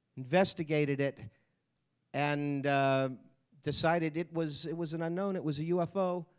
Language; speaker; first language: English; native; English